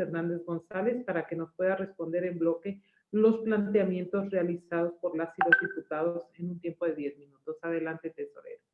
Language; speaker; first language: Spanish; native; Spanish